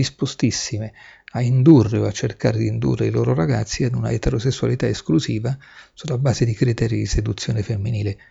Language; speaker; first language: Italian; native; Italian